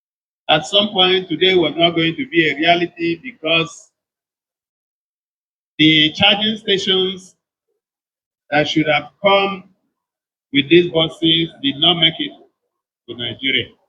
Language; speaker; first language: English; non-native, local second language; Igbo